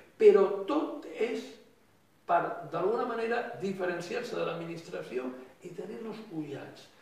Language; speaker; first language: Catalan; non-native, local second language; Spanish